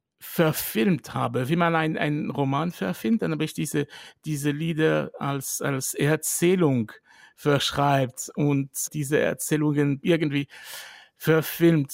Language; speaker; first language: German; non-native, fluent; French